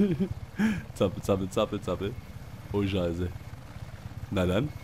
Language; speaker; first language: German; native; German